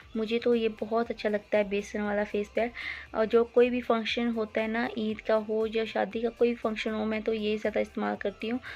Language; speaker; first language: Hindi; non-native, local second language; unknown